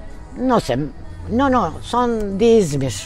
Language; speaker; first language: Spanish; early bilingual, heritage; Turkish